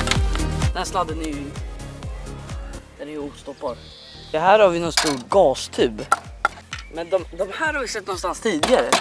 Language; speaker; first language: Swedish; native; Swedish